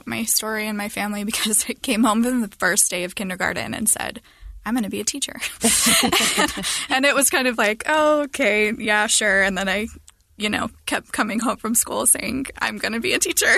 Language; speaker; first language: English; native; English